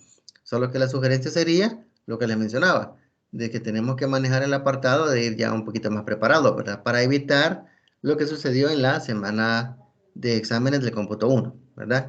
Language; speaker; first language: Spanish; native; Spanish